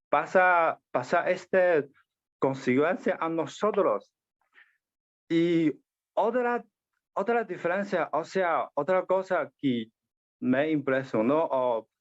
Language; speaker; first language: Spanish; non-native, learner; Chinese